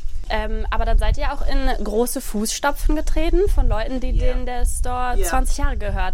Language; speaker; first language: German; native; German